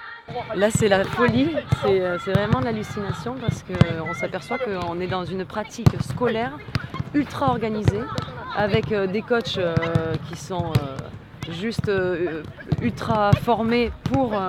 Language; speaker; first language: French; native; French